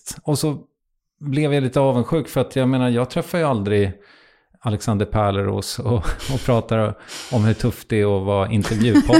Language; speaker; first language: Swedish; native; Swedish